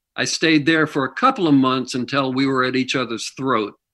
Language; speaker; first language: English; native; English